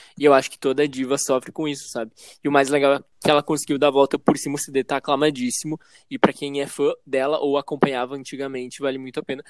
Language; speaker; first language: Portuguese; native; Portuguese